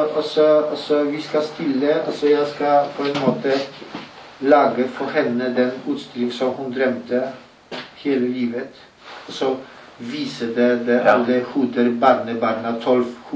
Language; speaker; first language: Norwegian; non-native, learner; Polish